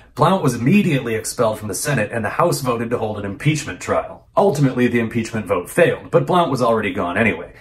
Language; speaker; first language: English; native; English